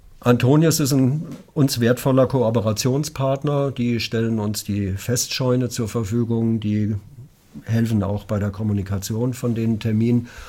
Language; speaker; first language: German; native; German